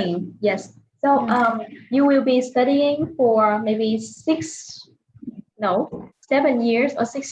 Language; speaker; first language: English; non-native, fluent; Vietnamese